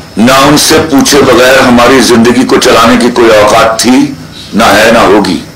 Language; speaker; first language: Urdu; non-native, local second language; Punjabi